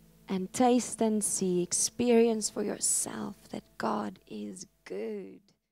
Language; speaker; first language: English; non-native, local second language; Afrikaans